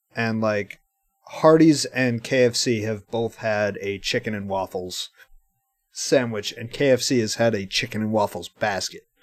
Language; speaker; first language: English; native; English